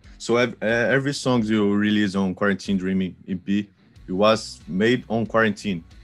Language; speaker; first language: English; non-native, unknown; Portuguese